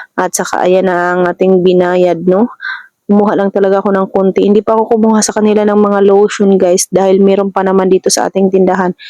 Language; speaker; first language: Filipino; native; Filipino